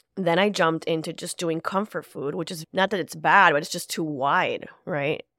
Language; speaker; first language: English; early bilingual, other home language; Spanish